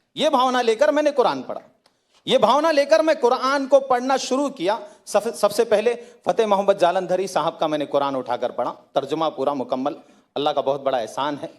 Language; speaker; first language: Hindi; native; Hindi